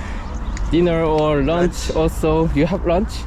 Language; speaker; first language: English; non-native, learner; Korean